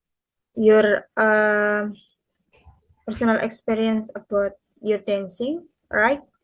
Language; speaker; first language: English; non-native, learner; Indonesian